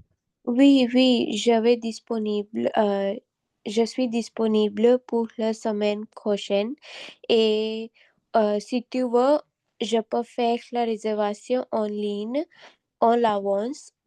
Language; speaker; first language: French; non-native, learner; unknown